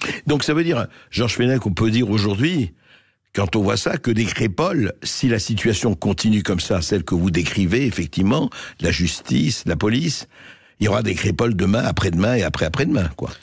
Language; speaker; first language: French; native; French